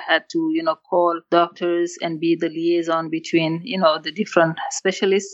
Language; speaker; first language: English; non-native, fluent; Wolof